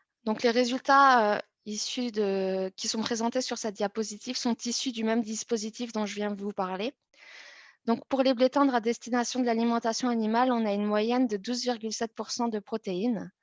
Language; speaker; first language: French; native; French